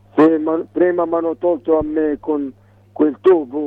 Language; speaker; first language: Italian; non-native, learner; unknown